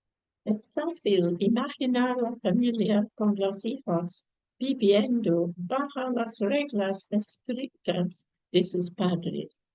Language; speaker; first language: Spanish; non-native, fluent; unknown